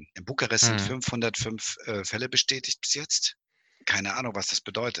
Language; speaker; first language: German; native; German